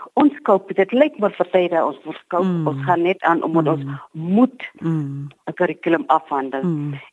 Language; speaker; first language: Afrikaans; native; Afrikaans